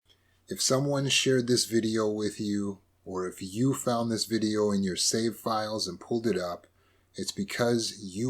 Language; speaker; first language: English; native; English